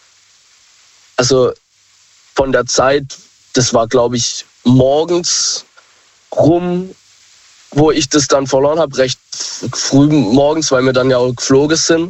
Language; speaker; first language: German; native; German